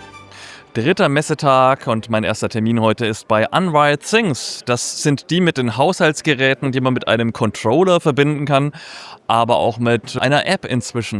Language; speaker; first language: German; native; German